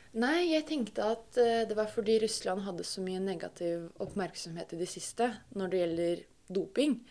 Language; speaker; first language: Norwegian; non-native, fluent; Russian